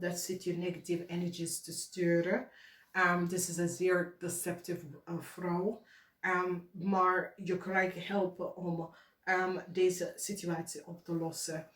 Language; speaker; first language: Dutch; non-native, learner; English